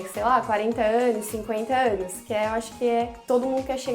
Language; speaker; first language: Portuguese; native; Portuguese